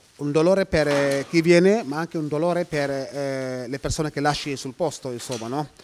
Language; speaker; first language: Italian; non-native, fluent; Wolof